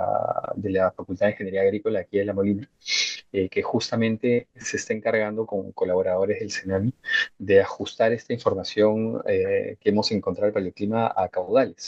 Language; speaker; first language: Spanish; native; Spanish